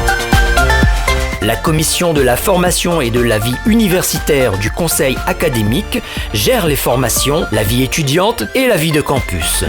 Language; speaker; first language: French; native; French